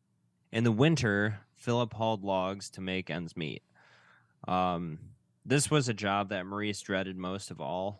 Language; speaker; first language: English; native; English